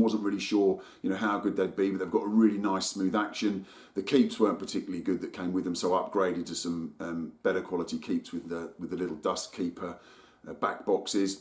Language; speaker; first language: English; native; English